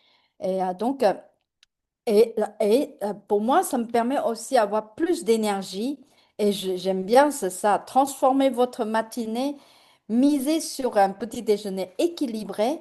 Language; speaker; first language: French; non-native, fluent; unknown